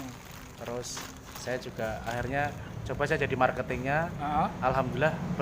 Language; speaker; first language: Indonesian; native; Indonesian